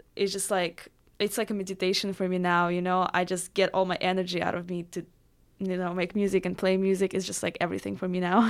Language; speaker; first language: English; non-native, fluent; Russian